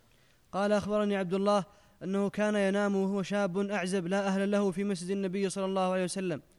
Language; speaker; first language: Arabic; native; Arabic